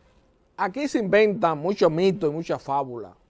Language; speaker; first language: Spanish; native; Spanish